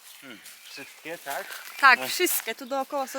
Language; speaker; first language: Polish; non-native, learner; Turkish